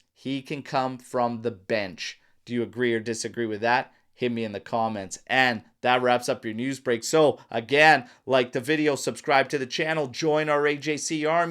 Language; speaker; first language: English; native; English